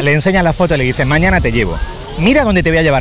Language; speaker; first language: Spanish; native; Spanish